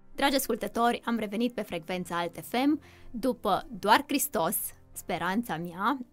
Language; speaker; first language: Romanian; native; Romanian